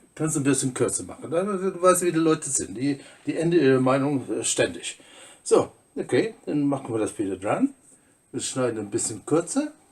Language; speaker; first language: German; non-native, fluent; English